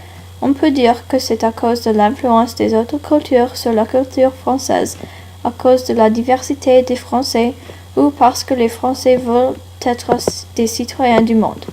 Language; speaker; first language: French; non-native, learner; English